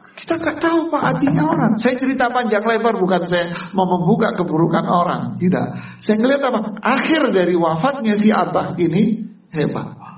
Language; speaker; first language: Indonesian; native; Indonesian